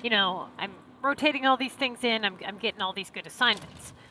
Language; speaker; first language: English; native; English